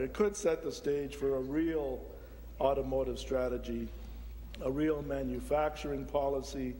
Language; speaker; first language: English; native; English